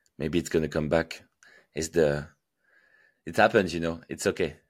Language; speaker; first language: English; non-native, fluent; French